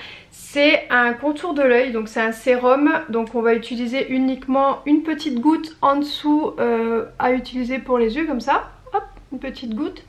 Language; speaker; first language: French; native; French